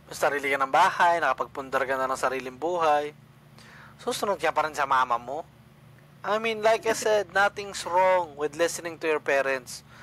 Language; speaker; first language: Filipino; non-native, local second language; Cebuano